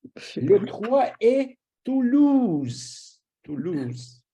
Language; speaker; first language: French; non-native, fluent; Russian